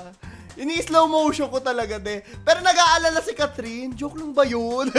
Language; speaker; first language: Filipino; native; Filipino